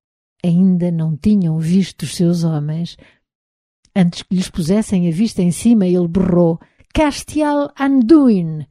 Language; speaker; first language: Portuguese; native; Portuguese